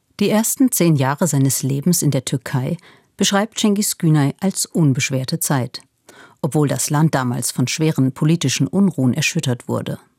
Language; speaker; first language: German; native; German